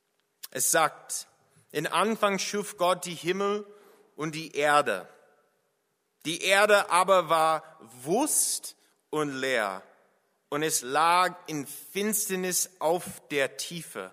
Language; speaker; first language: German; non-native, fluent; English